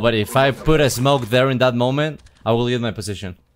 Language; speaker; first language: English; non-native, fluent; Spanish